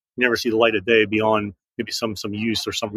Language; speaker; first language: English; native; English